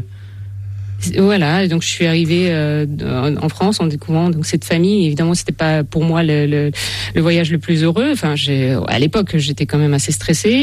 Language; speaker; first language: French; non-native, fluent; Russian